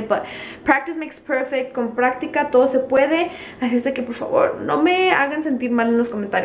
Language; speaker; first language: Spanish; early bilingual, other home language; English